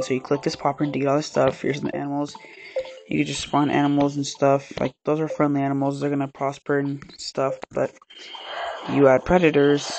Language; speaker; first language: English; native; English